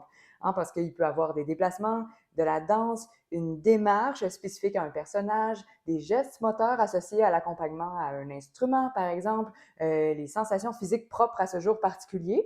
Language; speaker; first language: French; native; French